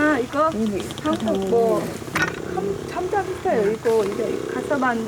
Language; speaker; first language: Korean; non-native, learner; Thai